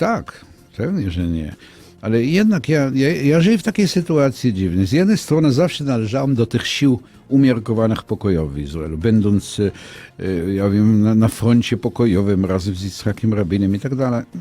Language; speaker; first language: Polish; non-native, fluent; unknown